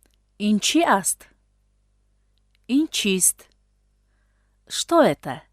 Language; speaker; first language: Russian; non-native, fluent; Tajik